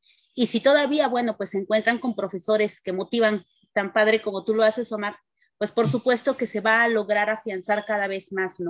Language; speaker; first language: Spanish; native; Spanish